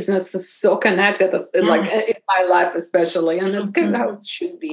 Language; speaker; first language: English; non-native, fluent; Russian